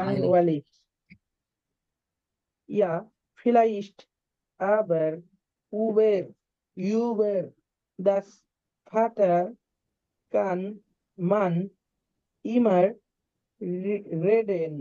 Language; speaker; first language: German; non-native, learner; Bangla